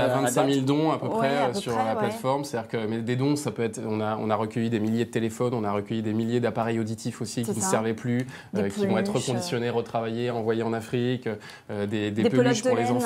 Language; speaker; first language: French; native; French